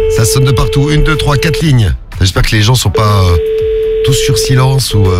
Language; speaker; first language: French; native; French